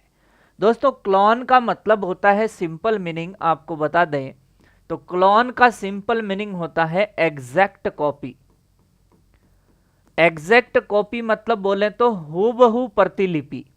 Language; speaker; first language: Hindi; native; Hindi